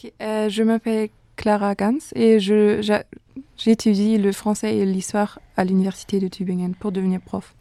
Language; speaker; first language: French; non-native, fluent; German